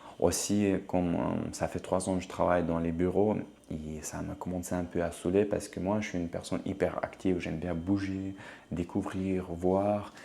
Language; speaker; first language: French; non-native, fluent; Ukrainian